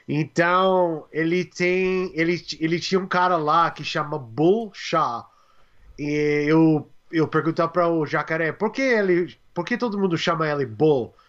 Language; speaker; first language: Portuguese; non-native, learner; English